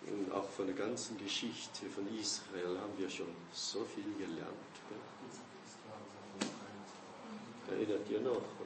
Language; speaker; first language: German; non-native, fluent; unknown